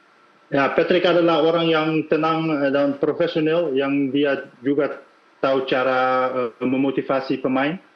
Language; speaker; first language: Indonesian; non-native, fluent; Dutch